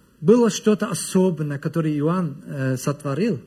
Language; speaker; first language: Russian; non-native, learner; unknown